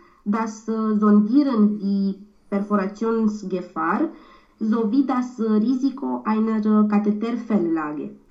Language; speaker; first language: German; non-native, learner; Romanian